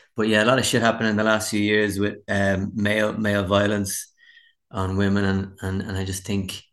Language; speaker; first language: English; native; English